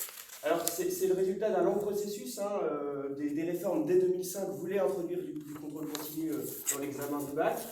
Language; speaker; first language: French; native; French